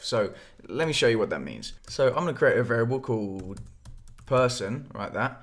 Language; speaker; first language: English; native; English